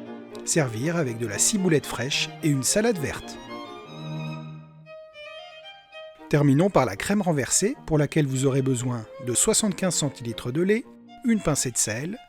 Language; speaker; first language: French; native; French